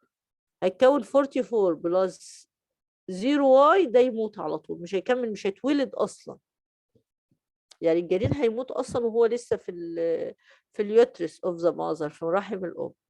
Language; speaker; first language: Arabic; native; Arabic